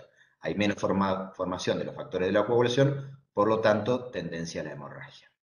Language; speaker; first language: Spanish; native; Spanish